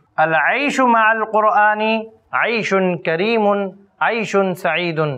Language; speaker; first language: Arabic; non-native, fluent; Urdu